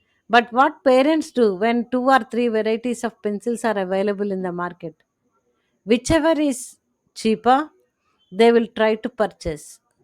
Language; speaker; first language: English; non-native, local second language; Telugu